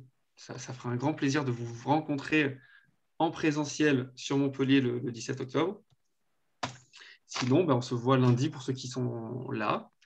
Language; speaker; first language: French; native; French